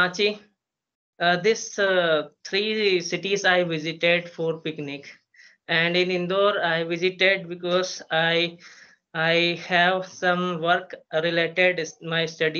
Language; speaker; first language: English; non-native, learner; Hindi